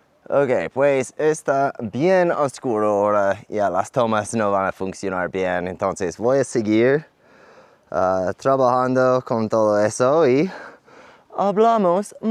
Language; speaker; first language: Spanish; non-native, fluent; English